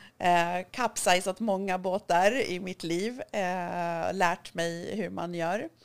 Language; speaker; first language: Swedish; early bilingual, other home language; Kurdish